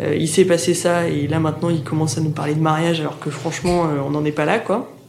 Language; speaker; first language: French; native; French